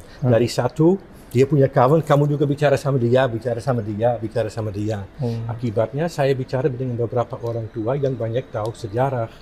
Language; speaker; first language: Indonesian; non-native, fluent; Dutch